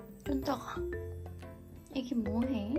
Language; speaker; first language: Korean; native; Korean